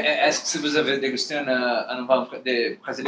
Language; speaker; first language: French; non-native, learner; Portuguese